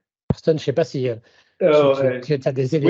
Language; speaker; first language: French; native; French